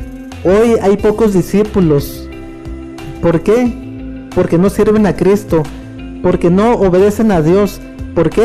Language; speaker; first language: Spanish; native; Spanish